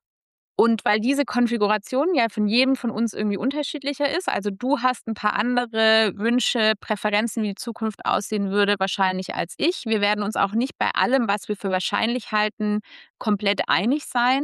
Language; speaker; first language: German; native; German